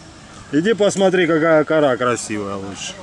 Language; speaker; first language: Russian; native; Russian